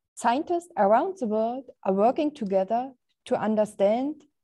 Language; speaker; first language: English; non-native, fluent; German